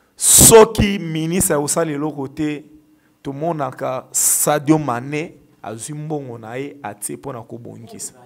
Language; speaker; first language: Lingala; native; Lingala